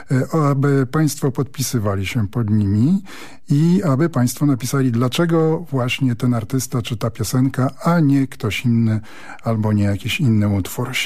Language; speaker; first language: Polish; native; Polish